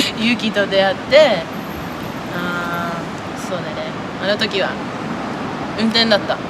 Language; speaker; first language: Japanese; non-native, fluent; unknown